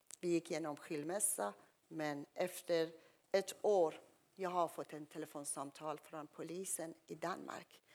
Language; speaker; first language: Swedish; non-native, fluent; Persian